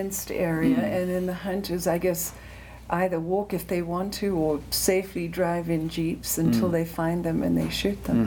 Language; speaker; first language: English; native; English